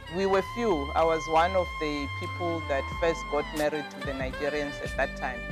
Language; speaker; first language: English; non-native, local second language; Venda